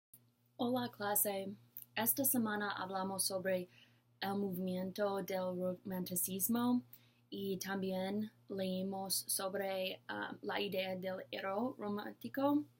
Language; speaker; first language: Spanish; non-native, learner; English